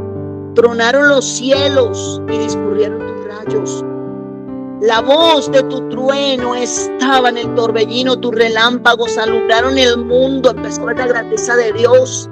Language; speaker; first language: Spanish; native; Spanish